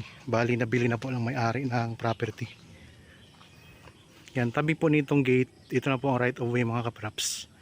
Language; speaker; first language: Filipino; native; Filipino